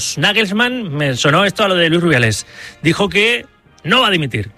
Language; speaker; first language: Spanish; native; Spanish